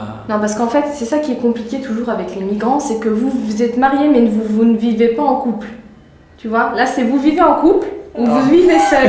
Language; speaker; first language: French; native; French